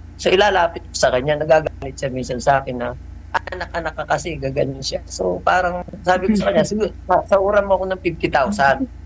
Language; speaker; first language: Filipino; native; Filipino